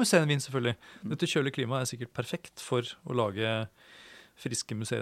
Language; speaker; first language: Norwegian; native; Norwegian